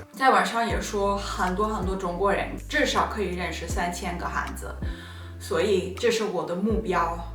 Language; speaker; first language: Chinese; non-native, learner; Spanish